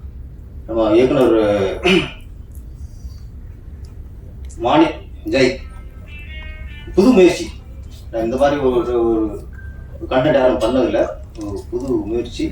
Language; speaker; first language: Tamil; native; Tamil